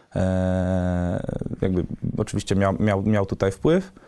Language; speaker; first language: Polish; native; Polish